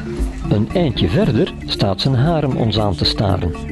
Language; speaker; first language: Dutch; native; Dutch